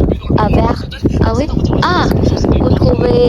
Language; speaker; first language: French; non-native, learner; Vietnamese